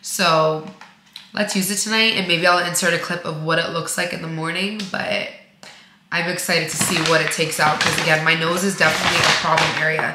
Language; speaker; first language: English; native; English